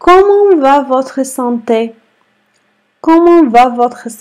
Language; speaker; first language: French; non-native, fluent; Arabic